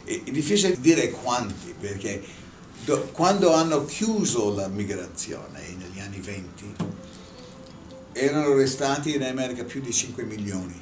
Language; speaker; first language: Italian; non-native, fluent; English